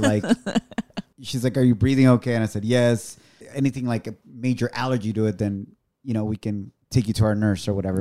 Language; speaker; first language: English; early bilingual, other home language; Spanish